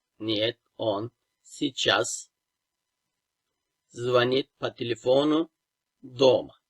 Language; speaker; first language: Russian; non-native, fluent; Turkish